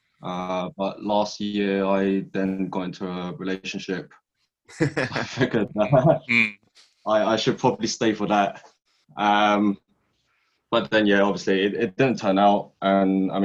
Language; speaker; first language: English; native; English